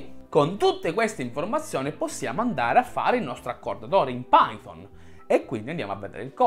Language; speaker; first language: Italian; native; Italian